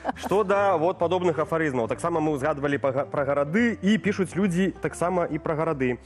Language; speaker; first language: Belarusian; non-native, local second language; Russian